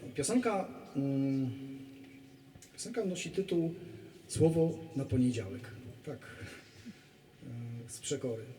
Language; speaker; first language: Polish; native; Polish